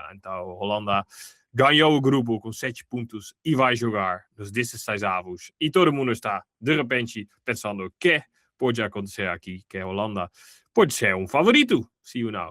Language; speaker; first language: Portuguese; non-native, fluent; Dutch